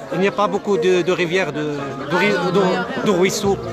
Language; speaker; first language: French; non-native, local second language; Arabic